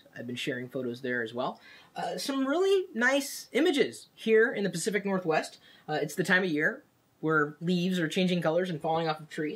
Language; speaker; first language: English; native; English